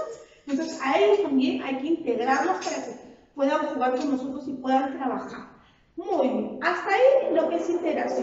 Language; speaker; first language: Spanish; native; Spanish